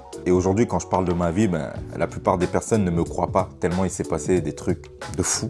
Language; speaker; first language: French; native; French